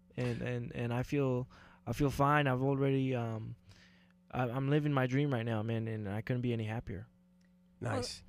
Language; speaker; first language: English; native; English